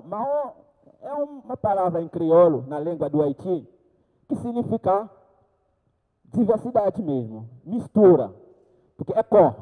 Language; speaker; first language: Portuguese; non-native, learner; Haitian Creole